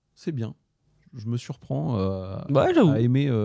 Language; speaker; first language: French; native; French